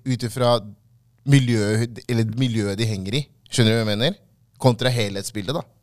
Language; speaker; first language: Norwegian; early bilingual, other home language; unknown